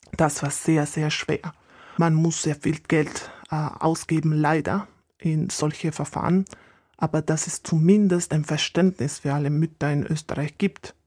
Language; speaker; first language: German; non-native, fluent; Spanish